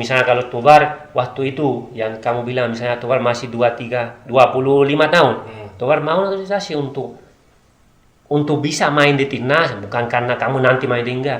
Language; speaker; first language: Indonesian; non-native, learner; Spanish